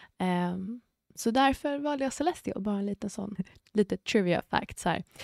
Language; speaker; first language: Swedish; early bilingual, other home language; English